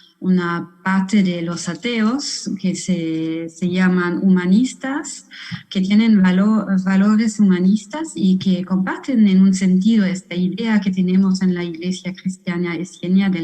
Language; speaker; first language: Spanish; non-native, fluent; German